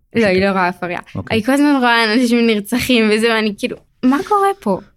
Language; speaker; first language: Hebrew; native; Hebrew